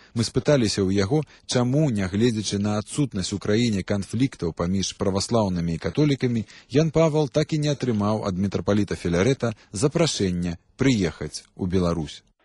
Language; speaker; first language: Belarusian; native; Belarusian